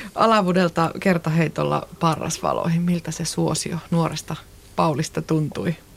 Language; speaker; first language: Finnish; native; Finnish